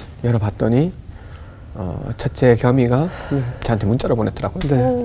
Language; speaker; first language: Korean; native; Korean